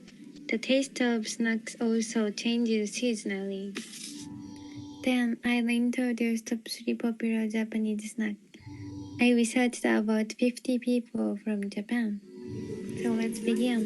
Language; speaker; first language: English; non-native, learner; Japanese